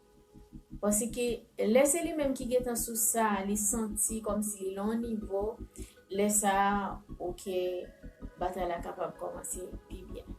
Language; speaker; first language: French; non-native, learner; Haitian Creole